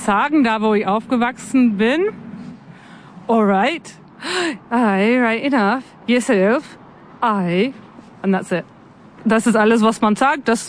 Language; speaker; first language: German; non-native, fluent; English